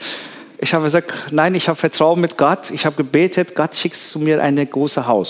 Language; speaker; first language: German; non-native, learner; Persian